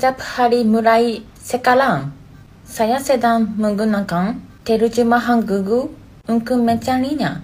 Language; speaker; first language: Indonesian; non-native, learner; Japanese